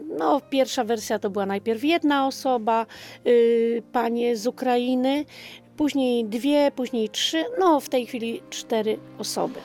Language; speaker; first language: Polish; native; Polish